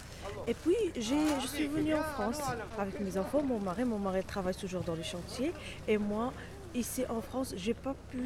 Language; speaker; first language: French; non-native, learner; Arabic